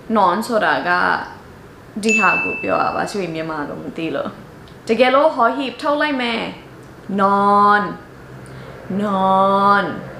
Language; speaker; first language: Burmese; early bilingual, heritage; Burmese